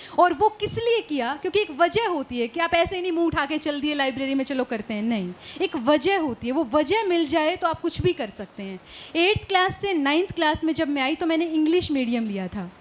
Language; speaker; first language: Hindi; native; Hindi